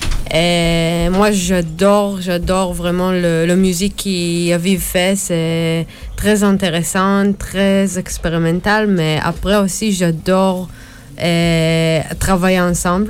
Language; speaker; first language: French; non-native, learner; Hebrew